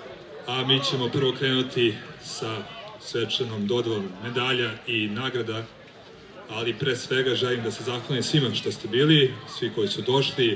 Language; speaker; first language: Croatian; native; Croatian